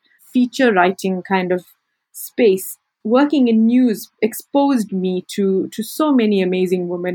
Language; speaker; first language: English; native; English